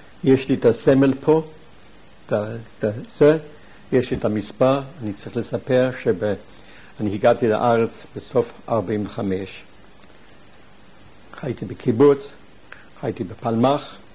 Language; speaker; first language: Hebrew; non-native, fluent; German